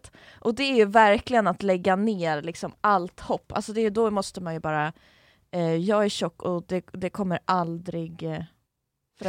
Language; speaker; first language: Swedish; native; Swedish